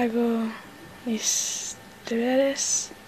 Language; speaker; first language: Spanish; non-native, learner; English